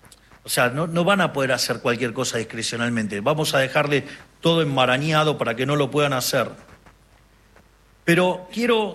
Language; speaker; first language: Spanish; native; Spanish